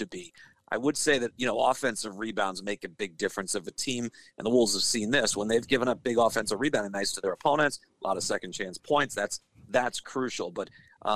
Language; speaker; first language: English; native; English